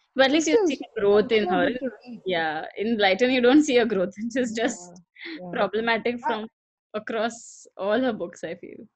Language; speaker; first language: English; non-native, local second language; Gujarati